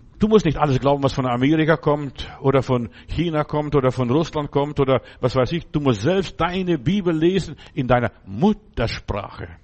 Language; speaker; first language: German; non-native, fluent; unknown